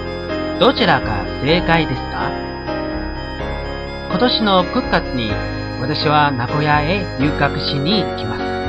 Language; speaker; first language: Japanese; non-native, learner; Chinese